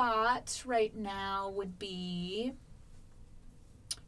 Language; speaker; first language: English; native; English